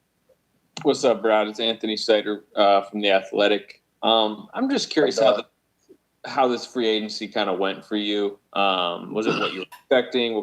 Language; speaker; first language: English; native; English